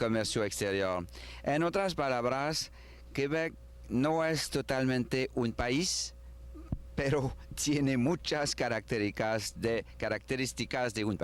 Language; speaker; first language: Spanish; non-native, learner; French